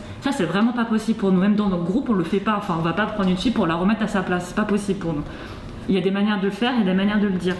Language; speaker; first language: French; native; French